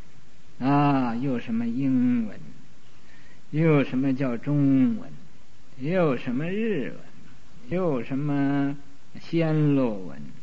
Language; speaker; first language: Chinese; native; Chinese